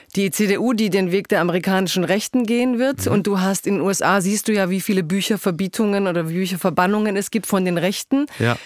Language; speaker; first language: German; early bilingual, other home language; Croatian